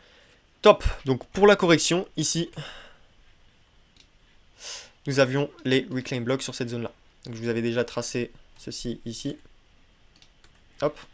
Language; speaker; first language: French; native; French